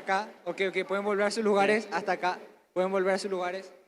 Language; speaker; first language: Spanish; native; Spanish